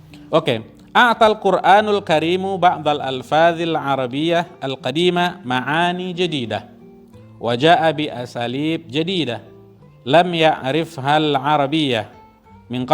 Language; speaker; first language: Arabic; non-native, fluent; Indonesian